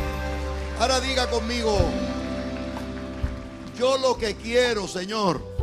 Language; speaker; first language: Spanish; native; Spanish